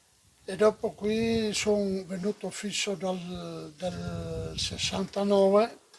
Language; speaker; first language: Italian; non-native, local second language; Friulian